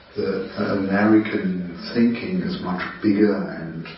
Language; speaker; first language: English; non-native, fluent; German